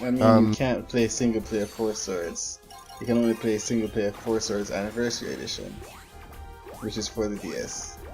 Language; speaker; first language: English; native; English